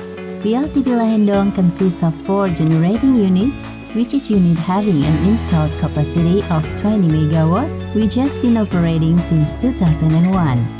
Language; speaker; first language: English; non-native, fluent; Indonesian